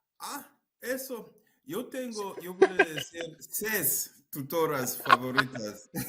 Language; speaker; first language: Spanish; non-native, learner; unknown